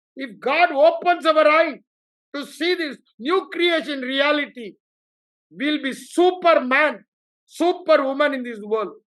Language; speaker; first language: English; non-native, local second language; Tamil